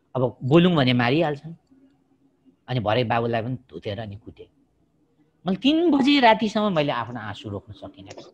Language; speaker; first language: Nepali; non-native, local second language; Limbu